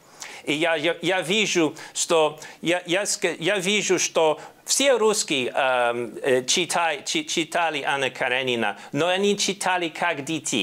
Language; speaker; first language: Russian; non-native, learner; English